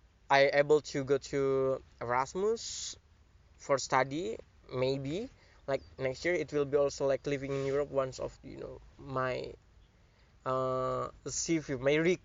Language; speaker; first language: English; non-native, learner; Indonesian